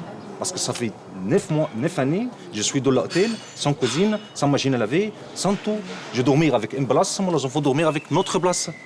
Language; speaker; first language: French; non-native, learner; Arabic